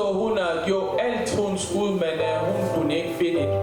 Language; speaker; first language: Danish; non-native, fluent; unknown